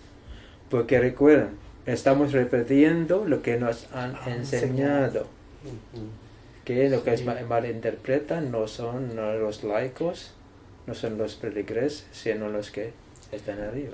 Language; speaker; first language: Spanish; non-native, learner; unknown